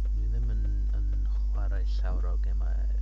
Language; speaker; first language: Welsh; non-native, learner; English